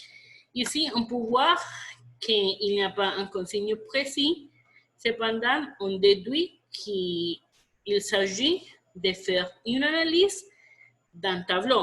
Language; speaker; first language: French; non-native, fluent; Spanish